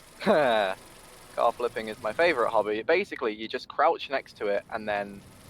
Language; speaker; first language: English; native; English